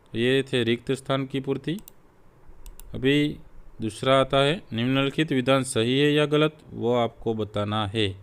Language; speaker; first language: Hindi; non-native, local second language; Gujarati